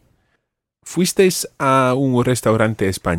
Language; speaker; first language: Spanish; non-native, fluent; English